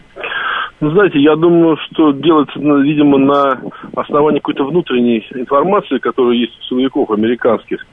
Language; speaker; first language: Russian; native; Russian